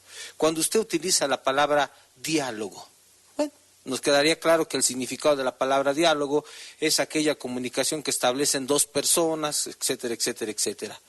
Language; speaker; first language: Spanish; native; Spanish